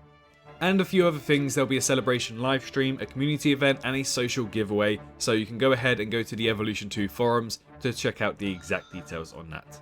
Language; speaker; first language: English; native; English